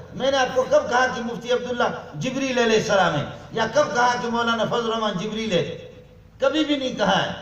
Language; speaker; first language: Urdu; non-native, local second language; Brahui